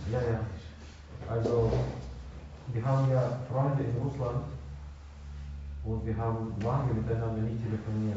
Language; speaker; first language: German; non-native, local second language; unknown